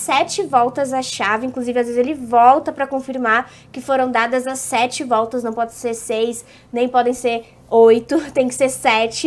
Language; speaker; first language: Portuguese; native; Portuguese